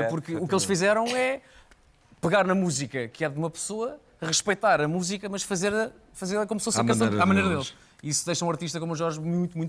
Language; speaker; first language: Portuguese; native; Portuguese